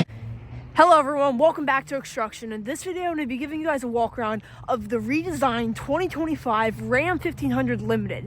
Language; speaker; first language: English; native; English